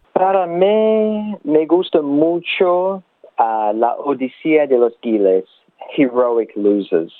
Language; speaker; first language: Spanish; non-native, learner; English